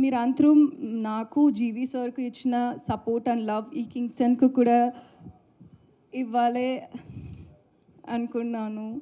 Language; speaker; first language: Telugu; non-native, learner; Tamil